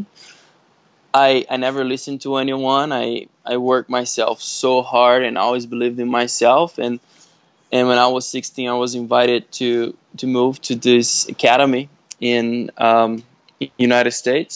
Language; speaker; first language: English; non-native, fluent; Portuguese